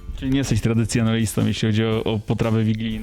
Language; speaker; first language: Polish; native; Polish